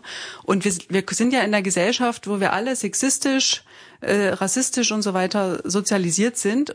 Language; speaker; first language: German; native; German